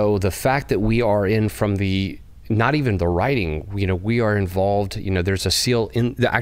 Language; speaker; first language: English; native; English